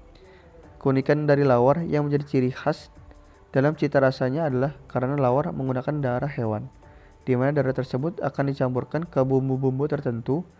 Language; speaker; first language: Indonesian; native; Indonesian